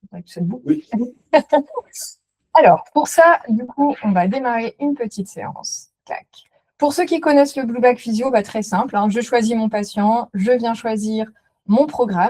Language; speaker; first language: French; native; French